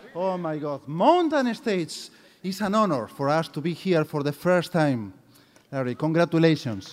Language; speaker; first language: English; non-native, fluent; Spanish